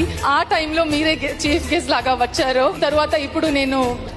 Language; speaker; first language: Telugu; non-native, learner; Kannada